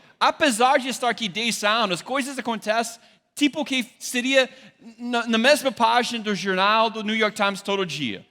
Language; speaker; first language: Portuguese; non-native, fluent; English